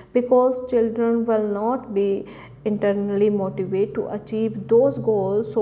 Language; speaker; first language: English; non-native, local second language; Punjabi